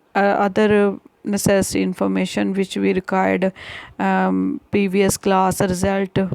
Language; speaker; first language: English; non-native, local second language; Punjabi